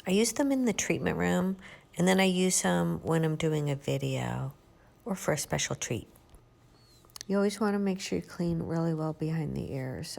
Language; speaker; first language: English; native; English